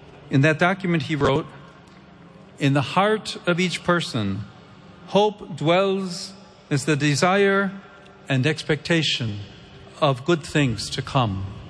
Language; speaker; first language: English; native; English